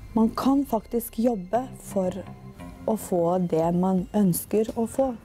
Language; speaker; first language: Norwegian; non-native, fluent; Bosnian